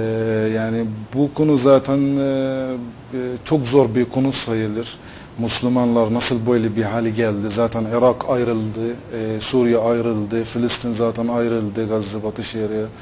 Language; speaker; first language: Turkish; non-native, fluent; Arabic